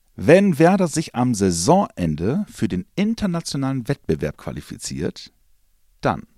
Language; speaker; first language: German; native; German